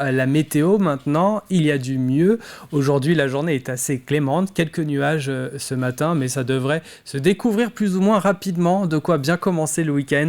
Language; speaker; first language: French; native; French